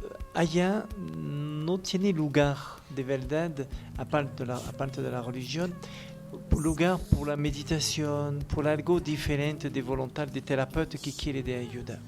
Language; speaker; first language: Spanish; non-native, learner; French